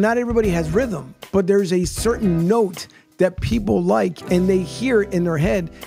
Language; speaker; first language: English; early bilingual, other home language; Spanish